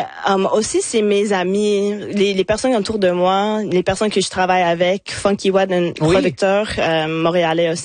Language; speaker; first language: French; non-native, local second language; English